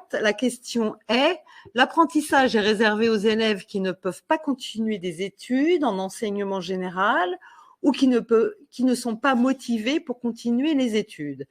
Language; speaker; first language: French; native; French